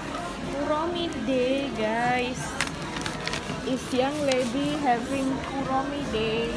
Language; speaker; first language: English; non-native, learner; Indonesian